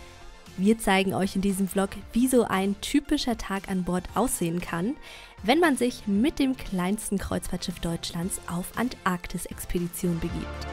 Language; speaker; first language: German; native; German